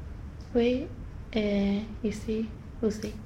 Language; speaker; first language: French; non-native, learner; Swedish